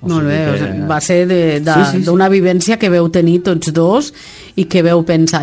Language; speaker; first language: Catalan; native; Catalan